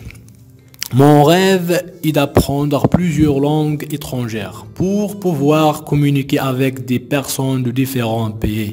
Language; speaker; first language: French; non-native, local second language; Arabic